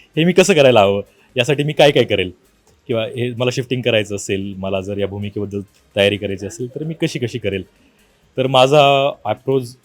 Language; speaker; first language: Marathi; native; Marathi